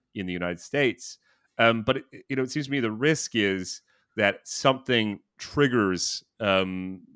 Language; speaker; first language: English; native; English